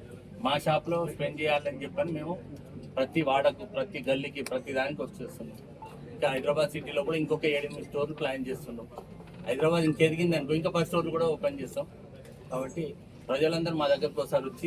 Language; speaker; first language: Telugu; native; Telugu